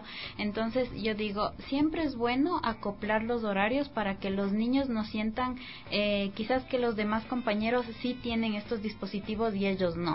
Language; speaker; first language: Spanish; native; Spanish